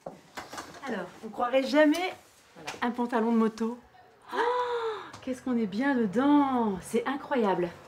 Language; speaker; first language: French; native; French